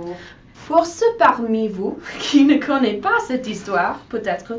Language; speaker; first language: French; non-native, learner; English